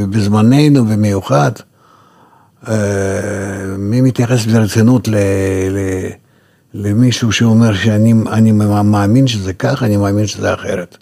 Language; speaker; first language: Hebrew; non-native, fluent; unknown